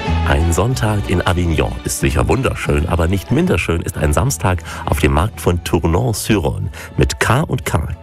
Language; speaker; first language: German; native; German